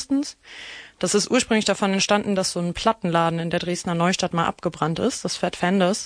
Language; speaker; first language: German; native; German